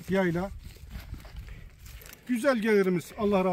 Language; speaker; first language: Turkish; native; Turkish